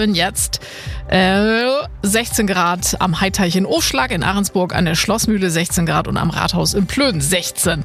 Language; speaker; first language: German; native; German